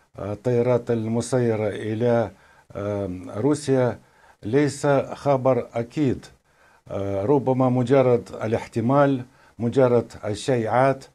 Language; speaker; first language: Arabic; non-native, fluent; Russian